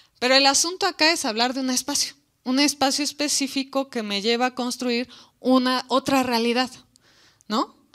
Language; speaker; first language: Spanish; native; Spanish